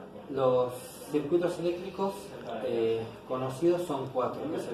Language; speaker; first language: Spanish; native; Spanish